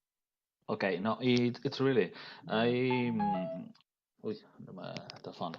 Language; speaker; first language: English; non-native, learner; Catalan